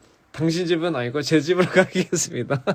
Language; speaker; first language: Korean; early bilingual, heritage; English